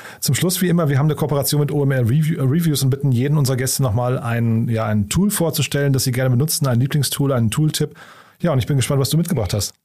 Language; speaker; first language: German; native; German